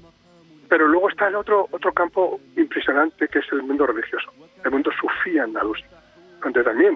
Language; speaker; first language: Spanish; native; Spanish